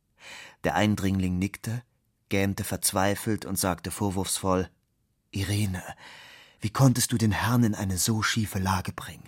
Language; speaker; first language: German; native; German